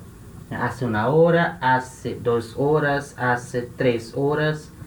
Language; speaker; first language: Spanish; non-native, fluent; Portuguese